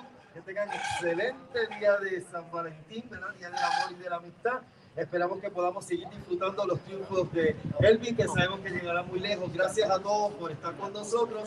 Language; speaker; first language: Spanish; native; Spanish